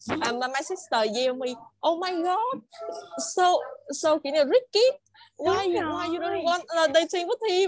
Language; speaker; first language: English; non-native, learner; Vietnamese